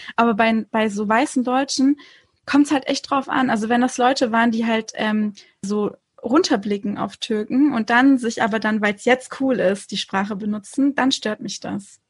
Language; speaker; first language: German; early bilingual, other home language; Turkish